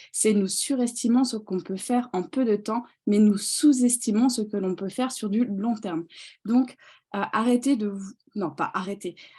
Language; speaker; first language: French; native; French